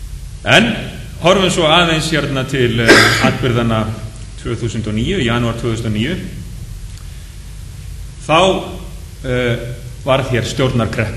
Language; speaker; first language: Icelandic; native; Icelandic